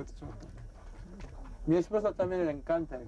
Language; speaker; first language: Spanish; non-native, learner; Korean